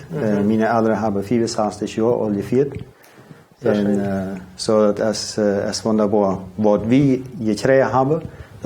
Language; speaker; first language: German; non-native, local second language; Plautdietsch